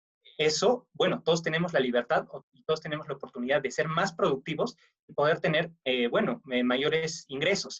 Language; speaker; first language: Spanish; native; Spanish